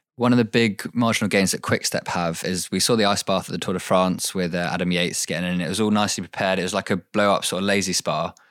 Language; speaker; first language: English; native; English